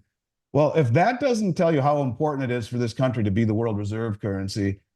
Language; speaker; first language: English; native; English